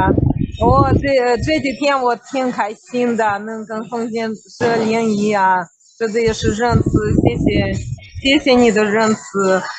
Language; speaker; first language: Chinese; non-native, fluent; Russian